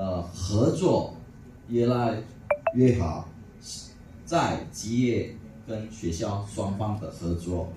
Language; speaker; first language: Chinese; non-native, fluent; Indonesian